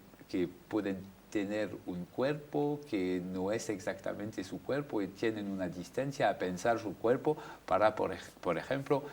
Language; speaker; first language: Spanish; non-native, fluent; French